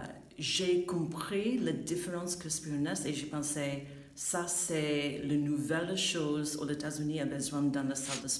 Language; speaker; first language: French; non-native, fluent; English